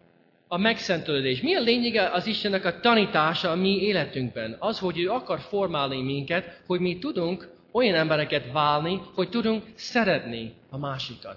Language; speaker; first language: Hungarian; non-native, fluent; English